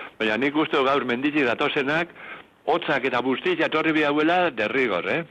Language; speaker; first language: Basque; native; Basque